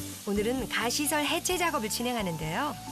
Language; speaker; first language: Korean; native; Korean